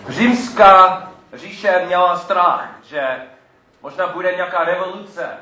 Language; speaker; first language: Czech; non-native, fluent; English